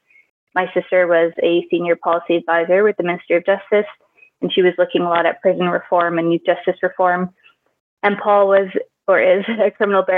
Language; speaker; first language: English; native; English